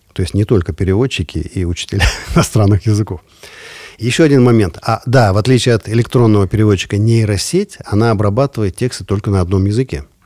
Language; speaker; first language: Russian; native; Russian